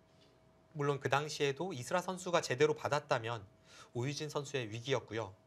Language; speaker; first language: Korean; native; Korean